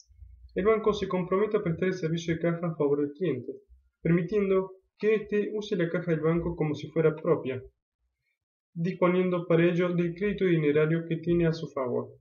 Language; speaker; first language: Spanish; native; Spanish